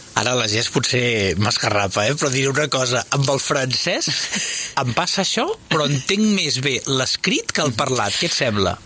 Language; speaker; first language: Catalan; native; Catalan